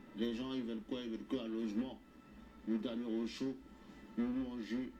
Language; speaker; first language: French; non-native, local second language; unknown